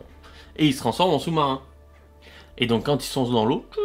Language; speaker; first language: French; native; French